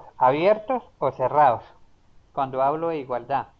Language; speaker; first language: Spanish; native; Spanish